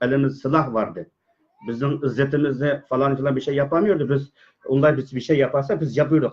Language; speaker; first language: Turkish; non-native, learner; Uyghur